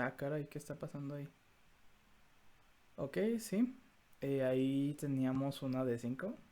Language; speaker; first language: Spanish; native; Spanish